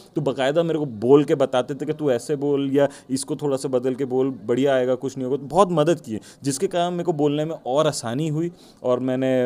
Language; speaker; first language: Hindi; non-native, local second language; Odia